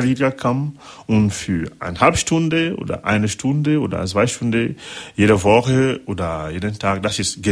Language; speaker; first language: German; non-native, learner; French